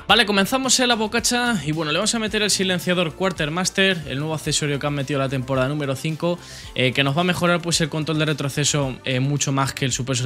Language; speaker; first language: Spanish; native; Spanish